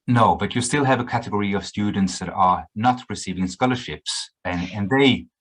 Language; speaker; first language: English; non-native, fluent; Norwegian